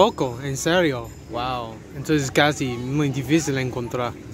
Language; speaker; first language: Spanish; non-native, learner; English